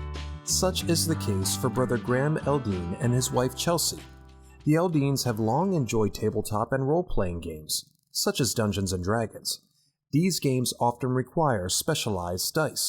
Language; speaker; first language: English; native; English